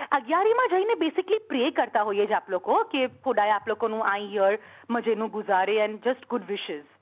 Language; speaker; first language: Gujarati; early bilingual, heritage; Gujarati